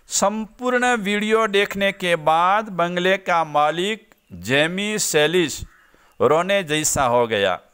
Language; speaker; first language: Hindi; non-native, local second language; Gujarati